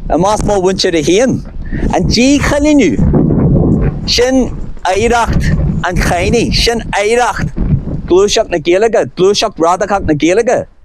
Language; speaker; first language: Irish; non-native, local second language; English